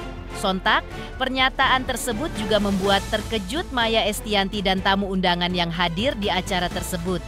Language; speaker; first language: Indonesian; native; Indonesian